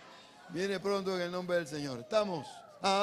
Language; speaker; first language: Spanish; native; Spanish